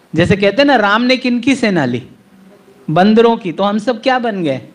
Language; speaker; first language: Hindi; native; Hindi